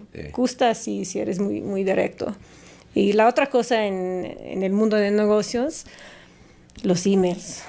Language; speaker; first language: Spanish; non-native, fluent; English